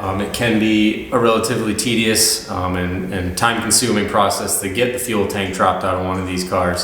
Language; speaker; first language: English; native; English